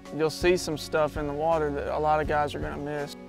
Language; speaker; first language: English; native; English